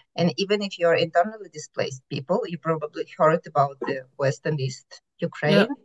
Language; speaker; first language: English; non-native, fluent; Ukrainian